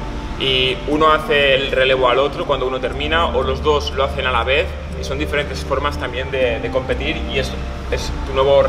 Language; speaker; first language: Spanish; native; Spanish